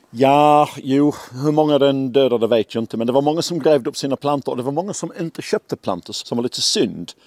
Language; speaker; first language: Swedish; non-native, fluent; English